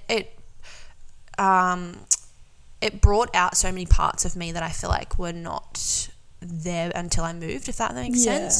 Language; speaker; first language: English; native; English